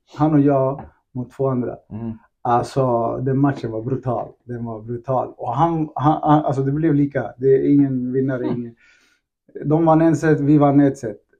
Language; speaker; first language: Swedish; early bilingual, other home language; Spanish